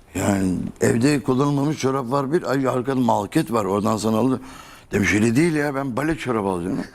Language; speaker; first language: Turkish; native; Turkish